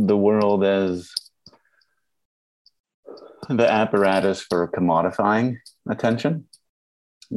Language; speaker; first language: English; native; English